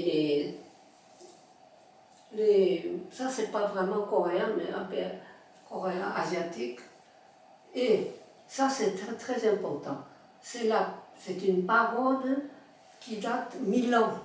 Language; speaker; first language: French; non-native, fluent; Korean